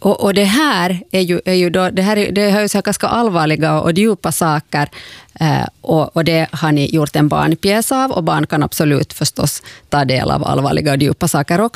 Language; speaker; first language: Swedish; native; Swedish